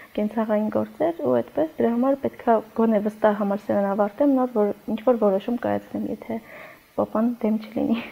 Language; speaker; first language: Armenian; non-native, local second language; Kurdish